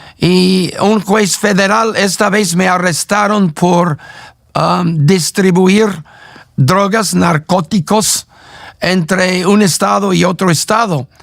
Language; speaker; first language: Spanish; non-native, fluent; English